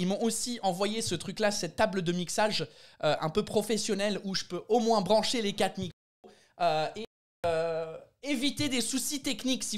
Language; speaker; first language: French; non-native, fluent; English